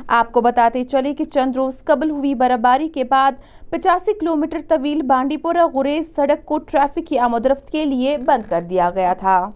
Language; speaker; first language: Urdu; non-native, local second language; Kashmiri